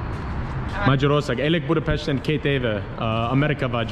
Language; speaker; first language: Hungarian; non-native, learner; English